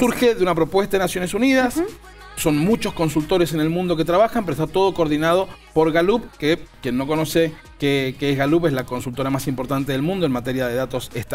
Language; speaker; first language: Spanish; native; Spanish